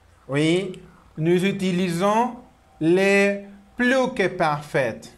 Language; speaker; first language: French; non-native, learner; Spanish